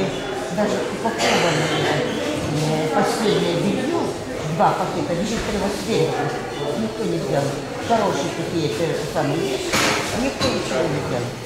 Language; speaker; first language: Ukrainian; non-native, local second language; Russian